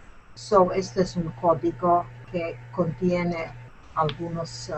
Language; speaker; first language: Spanish; non-native, learner; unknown